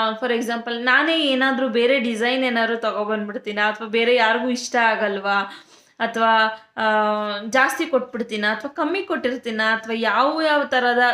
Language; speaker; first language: Kannada; native; Kannada